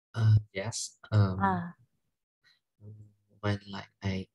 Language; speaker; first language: English; non-native, learner; Vietnamese